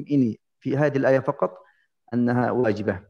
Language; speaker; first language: Arabic; native; Arabic